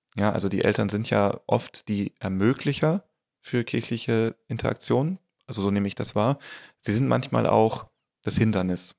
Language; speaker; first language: German; native; German